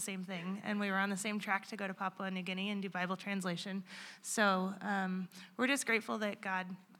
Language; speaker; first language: English; native; English